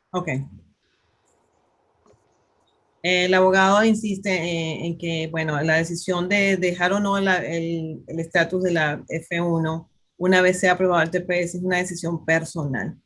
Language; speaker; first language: Spanish; native; Spanish